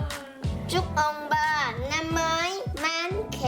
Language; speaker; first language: Vietnamese; non-native, learner; Korean